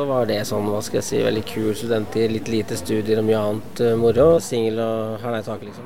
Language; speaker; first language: Norwegian; native; Norwegian